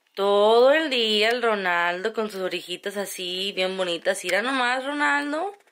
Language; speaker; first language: Spanish; early bilingual, other home language; English